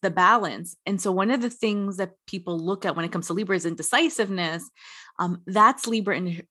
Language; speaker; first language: English; native; English